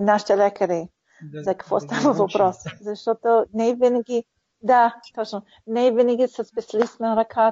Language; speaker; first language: Bulgarian; early bilingual, heritage; Bulgarian